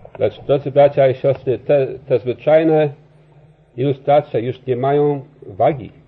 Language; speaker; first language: Polish; early bilingual, heritage; Polish